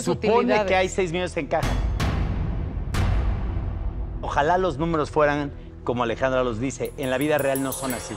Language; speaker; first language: Spanish; native; Spanish